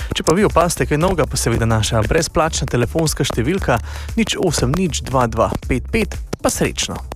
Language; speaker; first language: Slovenian; native; Slovenian